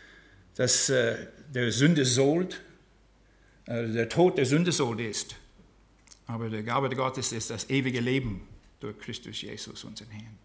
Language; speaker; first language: German; non-native, fluent; English